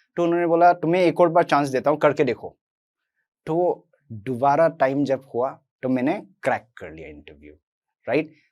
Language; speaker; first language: Hindi; non-native, local second language; Assamese